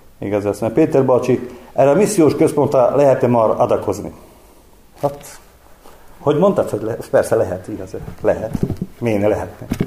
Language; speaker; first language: Hungarian; native; Hungarian